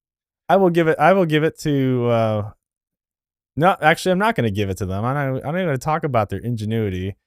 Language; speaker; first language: English; native; English